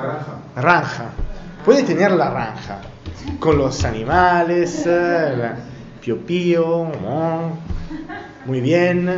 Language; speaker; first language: Spanish; non-native, learner; Italian